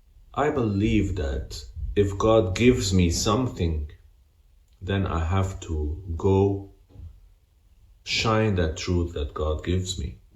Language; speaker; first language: English; non-native, fluent; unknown